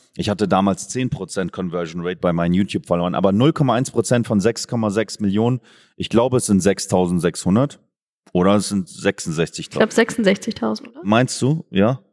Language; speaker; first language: German; native; German